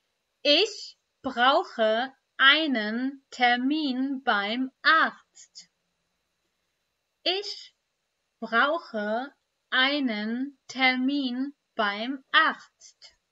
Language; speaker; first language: German; non-native, fluent; Urdu